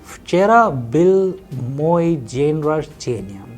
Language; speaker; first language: Russian; non-native, fluent; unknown